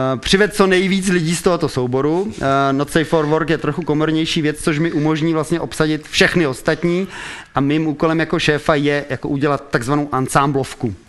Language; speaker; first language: Czech; native; Czech